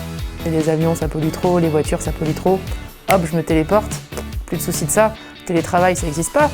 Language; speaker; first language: French; native; French